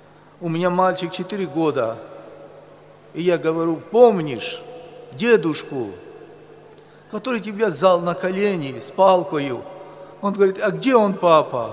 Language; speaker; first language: Russian; non-native, local second language; Romany